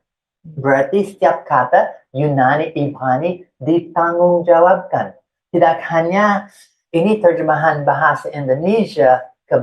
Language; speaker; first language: Indonesian; non-native, fluent; English